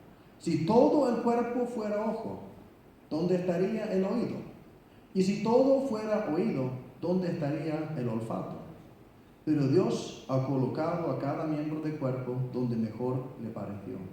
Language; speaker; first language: Spanish; non-native, fluent; Icelandic